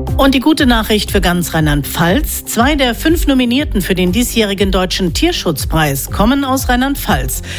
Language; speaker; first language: German; native; German